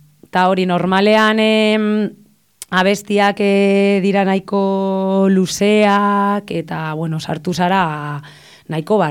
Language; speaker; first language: Basque; non-native, local second language; Spanish